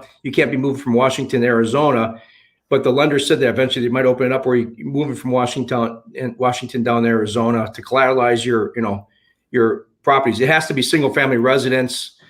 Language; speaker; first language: English; native; English